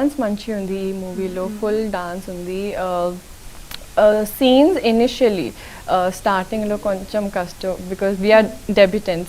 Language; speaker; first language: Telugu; non-native, local second language; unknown